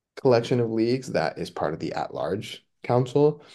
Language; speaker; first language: English; non-native, fluent; Spanish